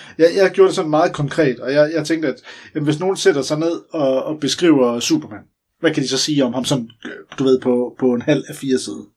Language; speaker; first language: Danish; native; Danish